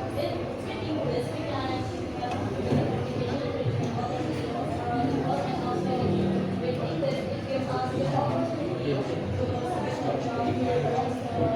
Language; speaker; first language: English; non-native, learner; Indonesian